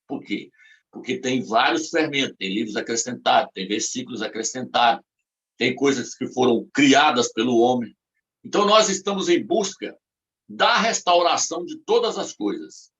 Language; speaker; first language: Portuguese; native; Portuguese